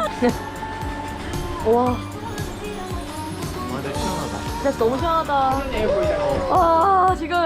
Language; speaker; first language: Korean; native; Korean